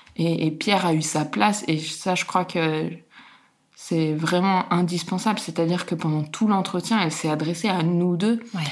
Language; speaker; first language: French; native; French